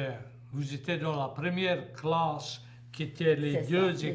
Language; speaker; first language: French; native; French